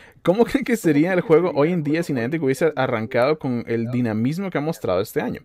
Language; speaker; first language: Spanish; native; Spanish